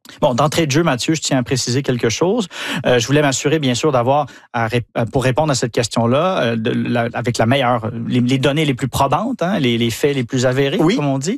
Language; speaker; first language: French; native; French